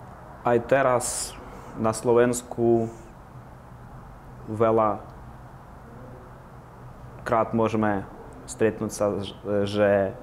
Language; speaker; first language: Slovak; non-native, fluent; Ukrainian